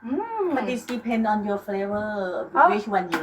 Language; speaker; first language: English; non-native, fluent; Thai